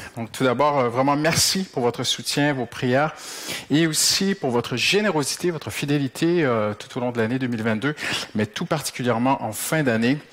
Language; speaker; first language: French; native; French